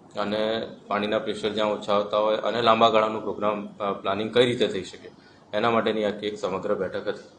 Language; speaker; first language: Gujarati; native; Gujarati